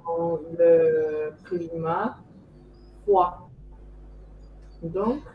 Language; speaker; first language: French; non-native, learner; Chinese